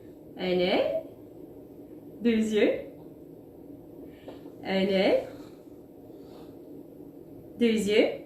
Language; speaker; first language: French; native; French